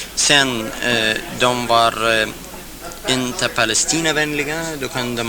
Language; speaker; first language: Swedish; non-native, fluent; Arabic